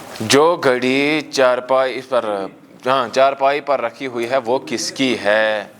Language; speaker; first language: Urdu; non-native, local second language; Kashmiri